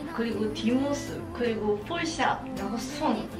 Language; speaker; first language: Chinese; native; Chinese